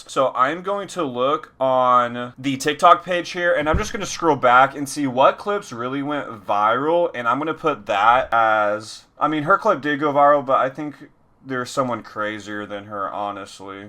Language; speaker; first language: English; native; English